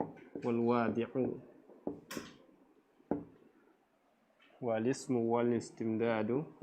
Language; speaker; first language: Arabic; non-native, fluent; Indonesian